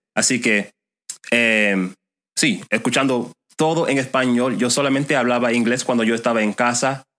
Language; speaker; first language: Spanish; non-native, fluent; English